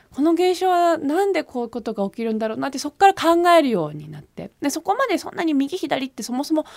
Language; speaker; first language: Japanese; early bilingual, heritage; Japanese